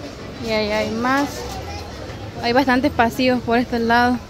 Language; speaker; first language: Spanish; native; Spanish